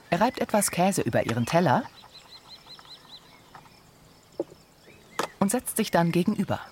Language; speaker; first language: German; native; German